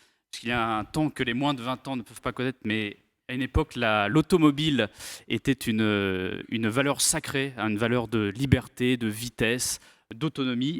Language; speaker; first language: French; native; French